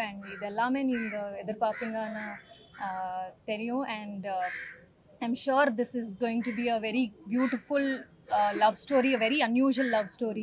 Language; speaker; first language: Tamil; non-native, learner; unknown